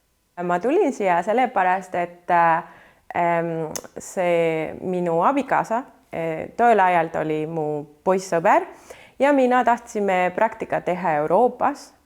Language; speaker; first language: Estonian; non-native, fluent; Spanish